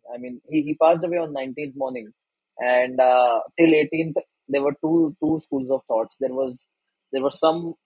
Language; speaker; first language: English; non-native, local second language; Hindi